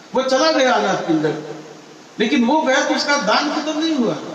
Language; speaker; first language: Hindi; non-native, local second language; Marathi